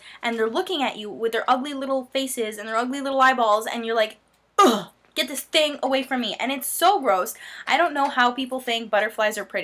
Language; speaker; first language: English; native; English